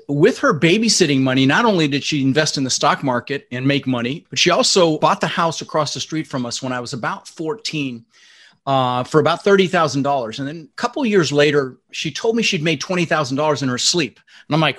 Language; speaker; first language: English; early bilingual, other home language; Dutch